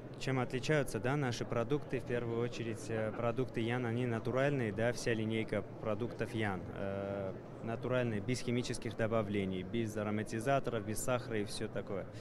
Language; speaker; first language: Russian; non-native, fluent; Armenian